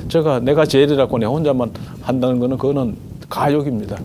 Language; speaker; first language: Korean; native; Korean